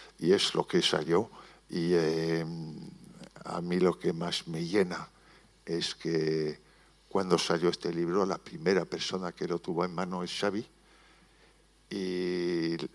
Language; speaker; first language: Spanish; non-native, fluent; French